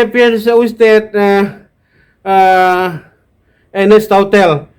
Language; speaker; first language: Spanish; non-native, learner; Indonesian